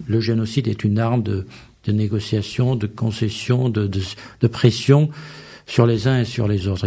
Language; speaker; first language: French; native; French